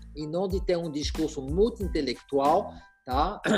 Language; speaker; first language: Portuguese; non-native, fluent; French